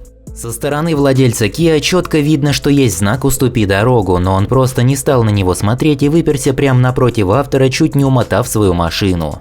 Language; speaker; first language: Russian; native; Russian